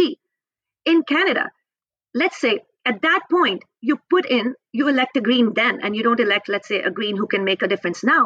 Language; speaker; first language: English; non-native, local second language; Hindi